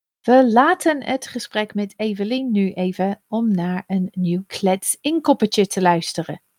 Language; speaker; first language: Dutch; non-native, fluent; English